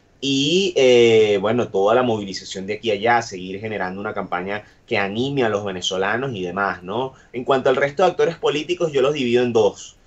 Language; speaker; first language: Spanish; native; Spanish